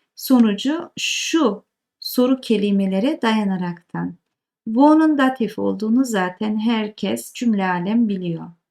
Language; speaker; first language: Turkish; native; Turkish